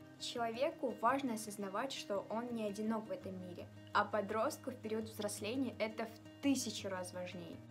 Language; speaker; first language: Russian; early bilingual, other home language; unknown